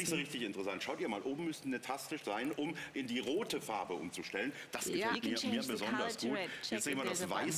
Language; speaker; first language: German; native; German